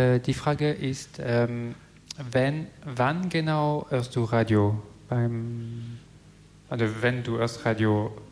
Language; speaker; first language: German; non-native, learner; French